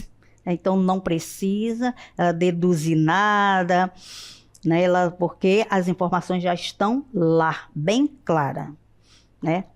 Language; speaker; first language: Portuguese; native; Portuguese